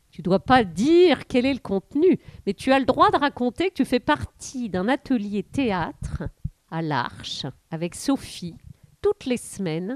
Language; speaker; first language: French; native; French